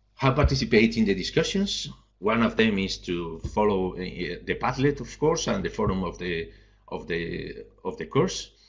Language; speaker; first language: English; non-native, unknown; Spanish